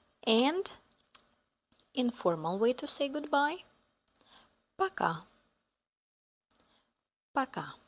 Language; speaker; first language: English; non-native, fluent; Russian